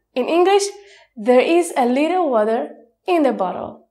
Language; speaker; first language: English; non-native, fluent; Italian